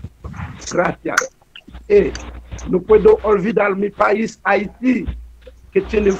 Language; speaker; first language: Spanish; non-native, learner; Haitian Creole